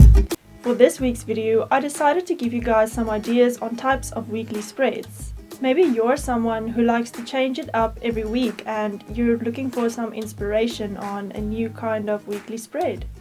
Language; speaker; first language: English; native; English